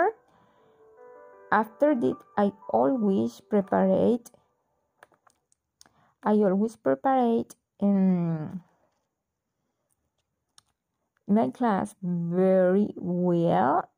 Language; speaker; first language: English; non-native, learner; Spanish